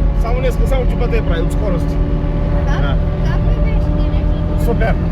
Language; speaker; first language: Bulgarian; native; Bulgarian